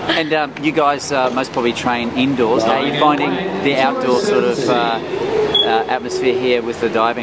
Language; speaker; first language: English; native; English